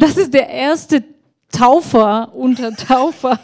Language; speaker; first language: German; non-native, fluent; Bulgarian